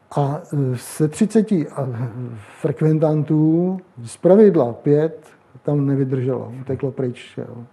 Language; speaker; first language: Czech; native; Czech